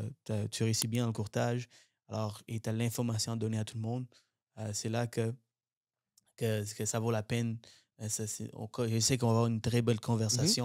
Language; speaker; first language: French; native; French